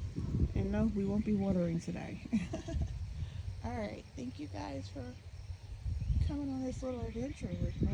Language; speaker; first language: English; native; English